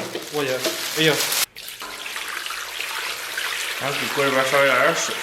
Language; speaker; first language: Chinese; native; Chinese